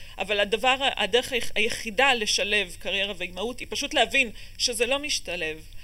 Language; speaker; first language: Hebrew; native; Hebrew